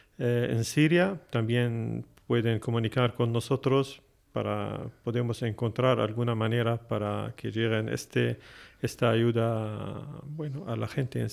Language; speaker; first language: Spanish; non-native, fluent; Arabic